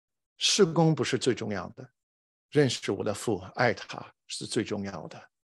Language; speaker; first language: Chinese; non-native, fluent; English